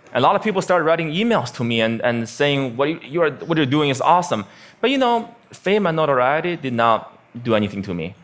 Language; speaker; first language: English; non-native, fluent; Chinese